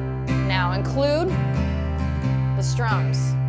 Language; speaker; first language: English; native; English